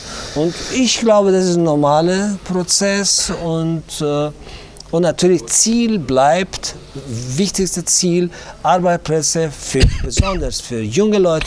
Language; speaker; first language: German; non-native, fluent; Tajik